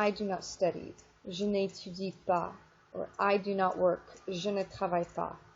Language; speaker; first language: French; non-native, fluent; English